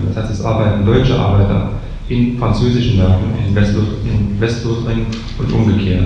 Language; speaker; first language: German; native; German